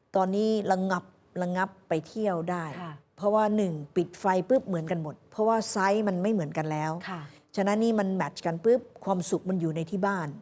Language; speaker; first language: Thai; early bilingual, heritage; Thai